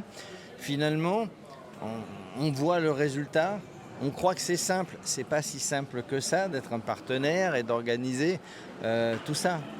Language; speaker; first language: French; native; French